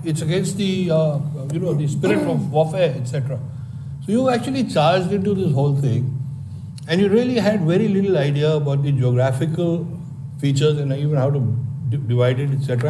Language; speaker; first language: English; non-native, local second language; Hindi